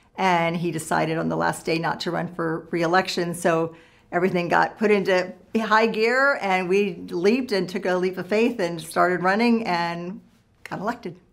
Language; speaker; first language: English; native; English